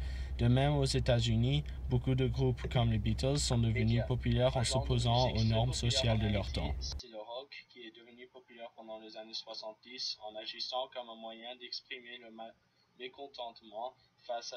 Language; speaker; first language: French; non-native, learner; English